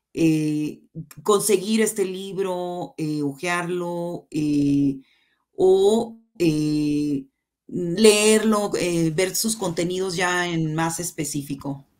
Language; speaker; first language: Spanish; native; Spanish